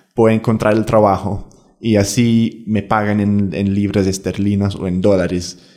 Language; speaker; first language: Spanish; non-native, fluent; English